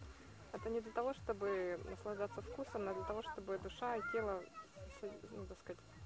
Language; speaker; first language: Russian; native; Russian